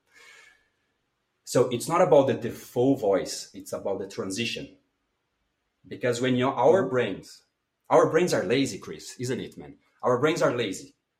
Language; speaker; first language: English; non-native, fluent; Portuguese